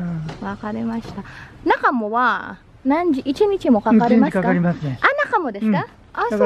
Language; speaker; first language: Japanese; non-native, learner; Filipino